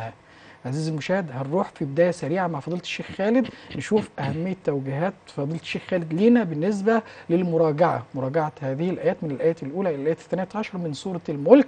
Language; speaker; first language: Arabic; native; Arabic